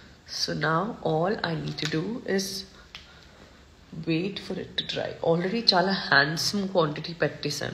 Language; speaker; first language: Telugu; non-native, local second language; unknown